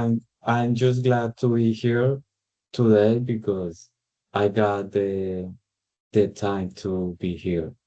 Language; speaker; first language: English; non-native, learner; Spanish